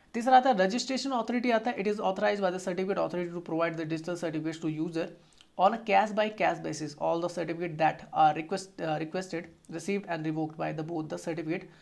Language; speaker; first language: Hindi; native; Hindi